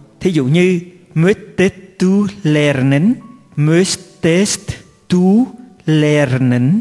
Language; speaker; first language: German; non-native, learner; Vietnamese